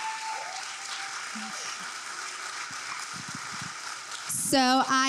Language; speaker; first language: English; native; English